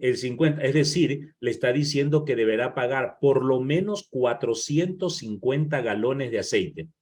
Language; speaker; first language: Spanish; native; Spanish